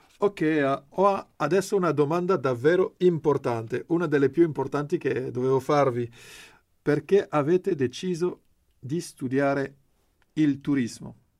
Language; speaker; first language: Italian; native; Italian